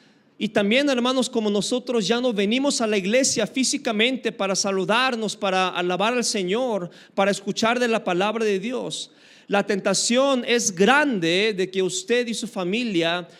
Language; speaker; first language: Spanish; native; Spanish